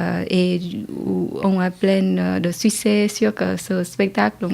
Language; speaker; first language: French; non-native, learner; Vietnamese